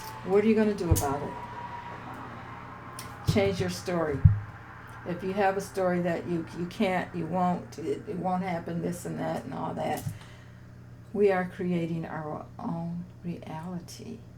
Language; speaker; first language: English; native; English